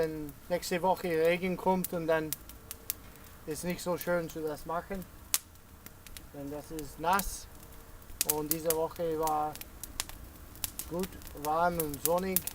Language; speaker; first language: German; non-native, learner; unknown